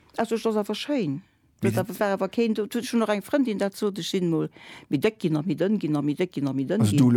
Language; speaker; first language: Luxembourgish; early bilingual, other home language; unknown